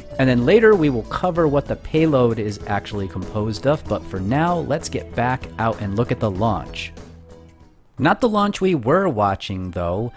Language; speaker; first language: English; native; English